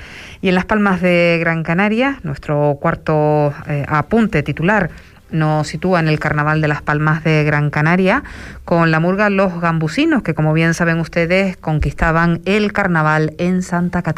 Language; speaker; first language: Spanish; native; Spanish